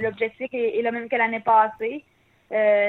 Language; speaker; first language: French; native; French